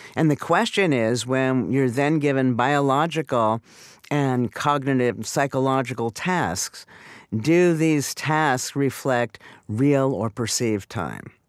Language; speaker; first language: English; native; English